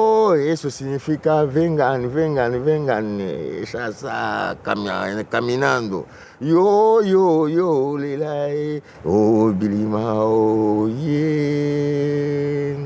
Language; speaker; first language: Spanish; non-native, fluent; Lingala